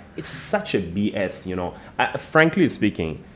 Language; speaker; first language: English; non-native, fluent; Persian